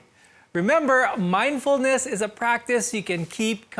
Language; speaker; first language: English; non-native, local second language; Filipino